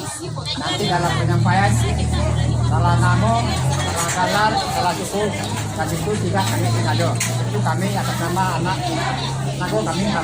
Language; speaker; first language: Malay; non-native, local second language; Minangkabau